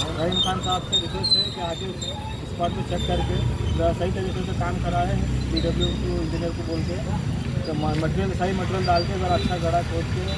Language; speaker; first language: Hindi; non-native, local second language; Urdu